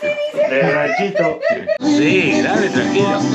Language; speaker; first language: Spanish; native; Spanish